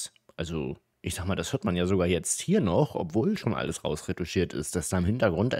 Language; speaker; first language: German; native; German